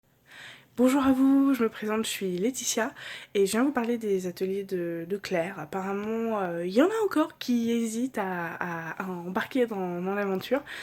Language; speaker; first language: French; native; French